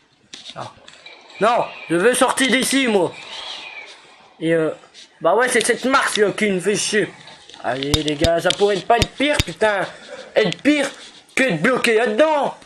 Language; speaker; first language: French; native; French